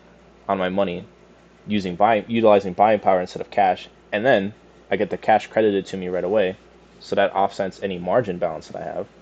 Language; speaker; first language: English; native; English